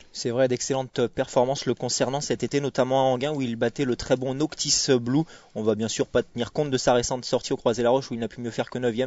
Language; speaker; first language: French; native; French